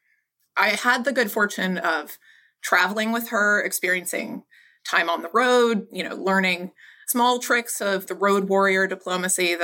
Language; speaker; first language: English; native; English